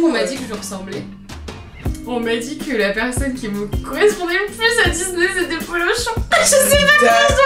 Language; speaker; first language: French; native; French